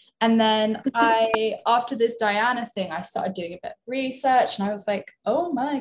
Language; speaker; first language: English; native; English